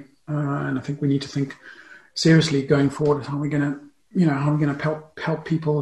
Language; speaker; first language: English; native; English